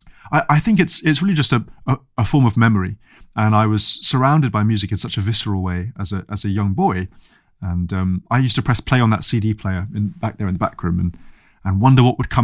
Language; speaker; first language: English; native; English